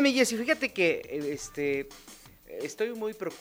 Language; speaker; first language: Spanish; native; Spanish